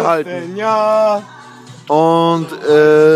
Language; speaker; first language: German; non-native, fluent; Polish